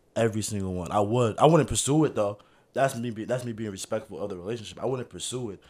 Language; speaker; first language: English; native; English